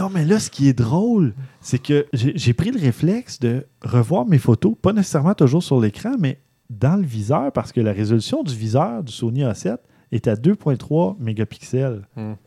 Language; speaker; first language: French; native; French